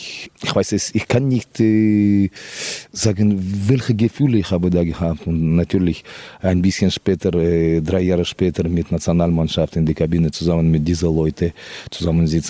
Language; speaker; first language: German; non-native, fluent; Russian